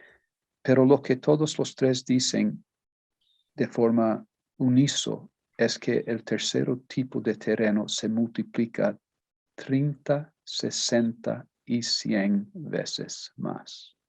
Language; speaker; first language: Spanish; non-native, fluent; Portuguese